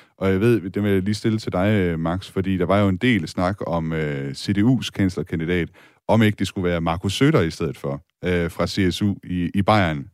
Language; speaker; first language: Danish; native; Danish